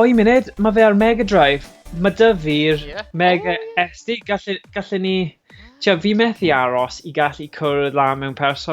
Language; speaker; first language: Welsh; native; Welsh